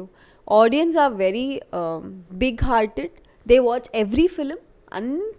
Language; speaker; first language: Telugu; non-native, local second language; Kannada